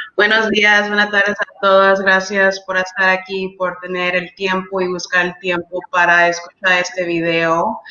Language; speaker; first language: Spanish; early bilingual, heritage; English